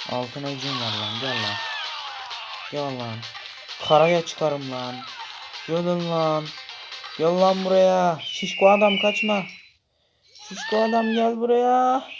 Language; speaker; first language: Turkish; native; Turkish